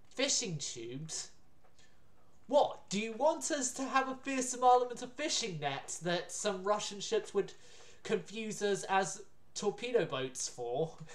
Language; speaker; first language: English; native; English